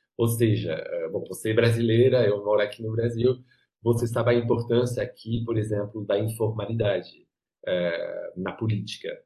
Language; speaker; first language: Portuguese; non-native, fluent; French